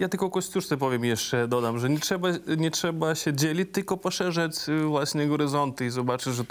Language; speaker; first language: Polish; non-native, fluent; Belarusian